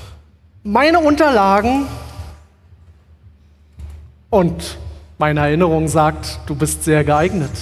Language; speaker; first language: German; native; German